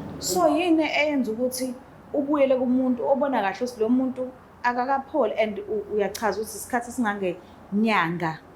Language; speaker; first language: Zulu; native; Zulu